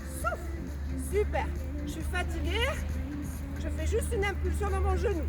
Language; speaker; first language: French; native; French